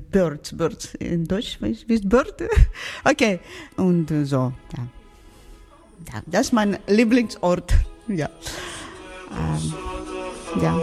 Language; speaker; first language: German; non-native, learner; Ukrainian